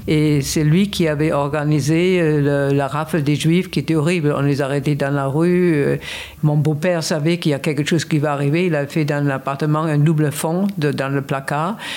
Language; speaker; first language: French; non-native, fluent; German